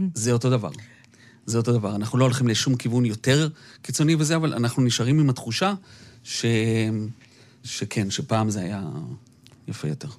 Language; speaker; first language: Hebrew; early bilingual, other home language; Spanish